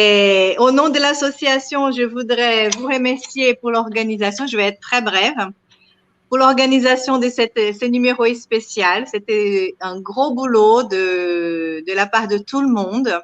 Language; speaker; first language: French; non-native, fluent; Portuguese